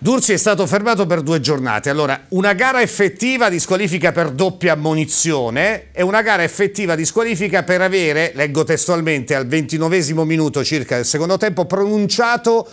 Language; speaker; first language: Italian; native; Italian